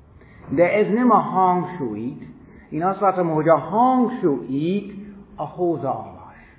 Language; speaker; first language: Hungarian; non-native, fluent; English